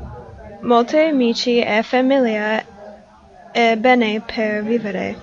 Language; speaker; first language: Italian; non-native, learner; English